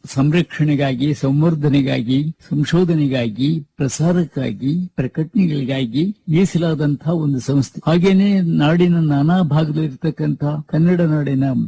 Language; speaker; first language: Kannada; native; Kannada